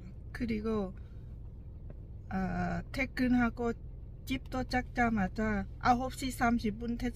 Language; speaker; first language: Korean; non-native, learner; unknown